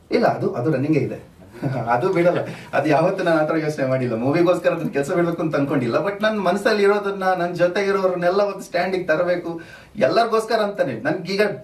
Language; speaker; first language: Kannada; non-native, local second language; Tulu